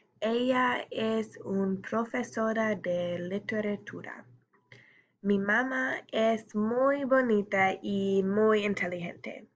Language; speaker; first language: Spanish; non-native, learner; English